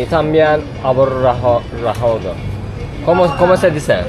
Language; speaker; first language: Spanish; non-native, learner; Turkish